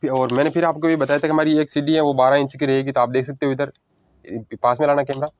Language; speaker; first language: Hindi; native; Hindi